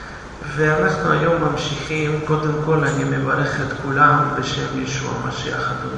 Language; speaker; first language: Hebrew; non-native, fluent; Russian